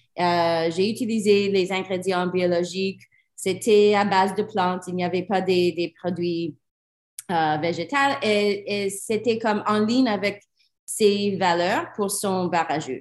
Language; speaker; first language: French; non-native, learner; English